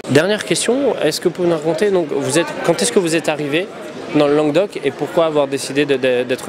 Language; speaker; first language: French; native; French